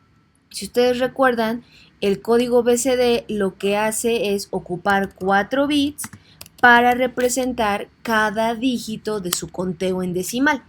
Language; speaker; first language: Spanish; native; Spanish